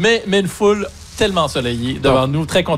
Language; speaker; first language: French; native; French